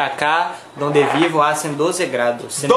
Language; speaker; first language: Spanish; non-native, learner; Portuguese